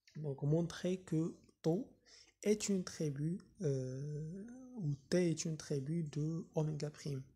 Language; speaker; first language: French; non-native, local second language; Arabic